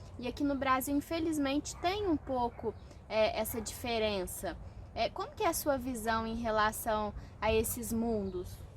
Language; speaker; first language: Portuguese; native; Portuguese